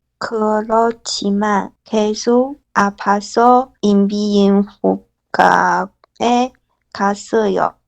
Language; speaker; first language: Korean; non-native, learner; Chinese